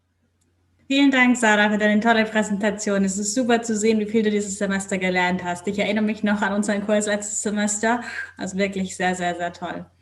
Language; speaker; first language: German; native; German